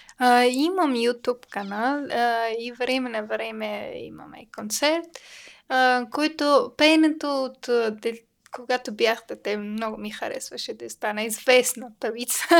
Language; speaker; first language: Bulgarian; non-native, learner; Persian